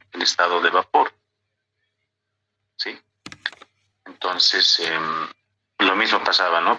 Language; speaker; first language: Spanish; native; Spanish